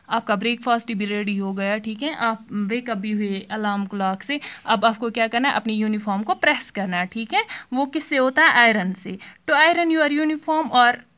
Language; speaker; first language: Hindi; non-native, local second language; Kashmiri